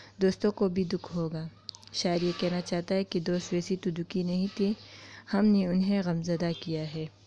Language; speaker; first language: Urdu; non-native, local second language; Pashto